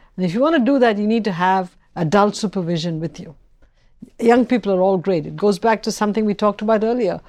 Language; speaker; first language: English; non-native, local second language; Tamil